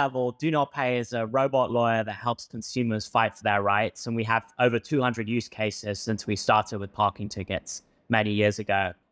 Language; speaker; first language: English; native; English